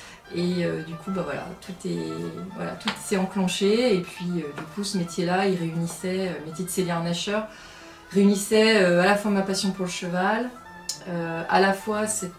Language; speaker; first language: French; native; French